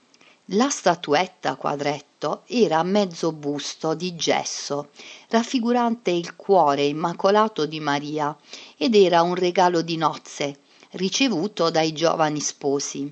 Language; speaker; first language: Italian; native; Italian